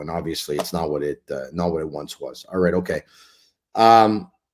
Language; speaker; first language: English; native; English